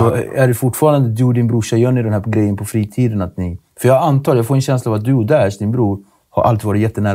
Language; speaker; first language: Swedish; native; Swedish